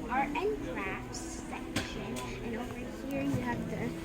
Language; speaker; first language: English; native; English